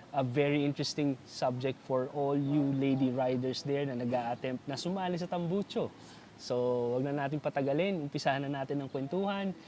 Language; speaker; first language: Filipino; native; Filipino